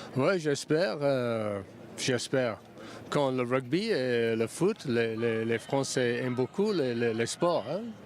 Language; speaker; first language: French; non-native, learner; English